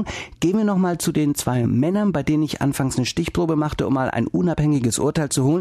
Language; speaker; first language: German; native; German